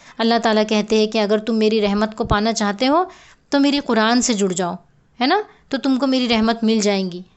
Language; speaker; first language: Urdu; native; Urdu